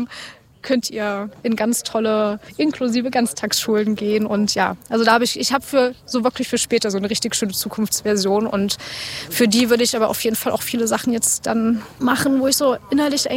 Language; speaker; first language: German; native; German